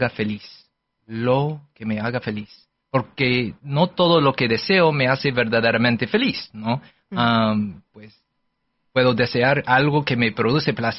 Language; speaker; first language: Spanish; non-native, fluent; English